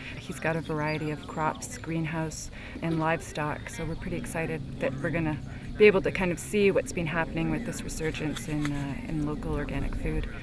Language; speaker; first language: English; native; English